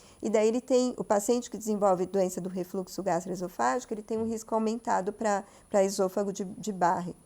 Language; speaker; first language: Portuguese; native; Portuguese